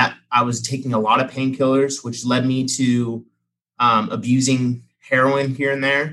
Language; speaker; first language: English; native; English